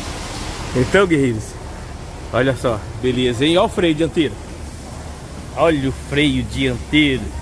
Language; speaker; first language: Portuguese; native; Portuguese